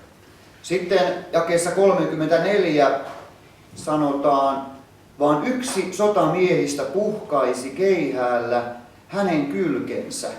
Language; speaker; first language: Finnish; native; Finnish